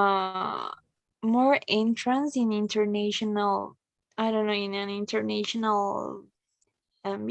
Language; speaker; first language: English; non-native, learner; Spanish